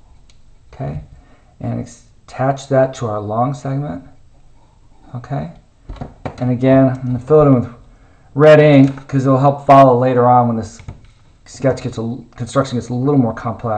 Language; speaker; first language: English; native; English